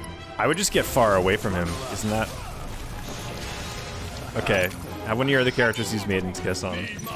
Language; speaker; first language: English; native; English